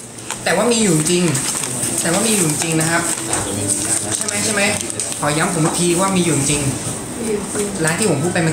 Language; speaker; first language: Thai; native; Thai